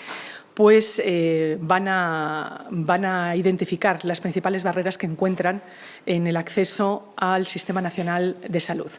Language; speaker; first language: Spanish; native; Spanish